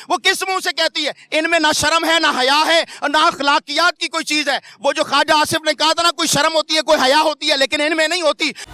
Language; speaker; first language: Urdu; non-native, local second language; Punjabi